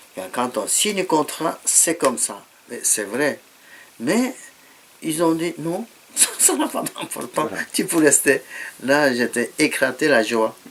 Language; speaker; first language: French; non-native, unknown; Japanese